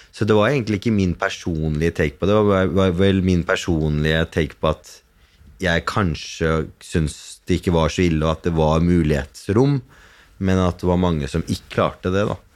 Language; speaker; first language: Norwegian; early bilingual, other home language; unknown